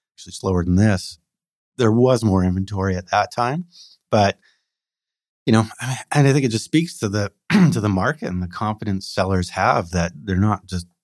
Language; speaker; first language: English; native; English